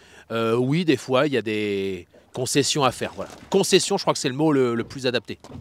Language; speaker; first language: French; native; French